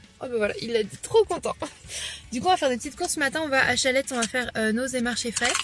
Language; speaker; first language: French; native; French